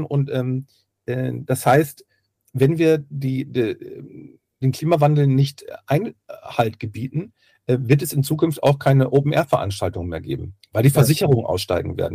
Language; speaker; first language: German; native; German